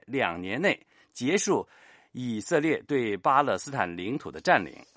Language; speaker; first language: Chinese; native; Chinese